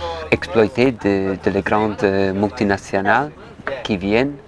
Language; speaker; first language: French; non-native, learner; English